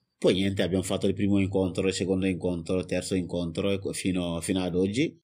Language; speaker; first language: Italian; non-native, fluent; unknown